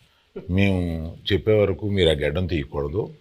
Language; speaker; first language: Telugu; native; Telugu